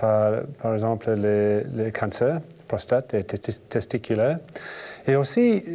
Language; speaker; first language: French; non-native, learner; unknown